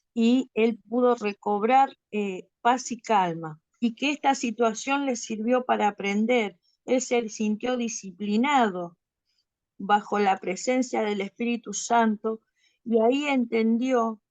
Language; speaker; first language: Spanish; native; Spanish